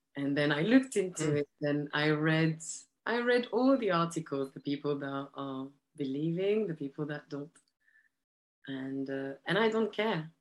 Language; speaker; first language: English; non-native, fluent; French